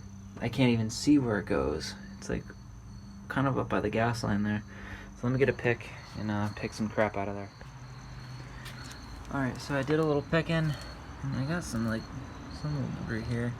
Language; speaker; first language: English; native; English